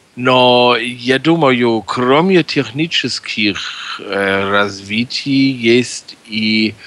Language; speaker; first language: Russian; non-native, fluent; German